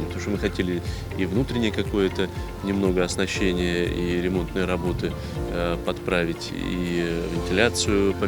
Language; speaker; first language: Russian; native; Russian